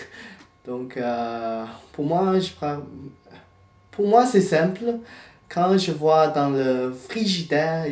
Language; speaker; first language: French; non-native, fluent; Chinese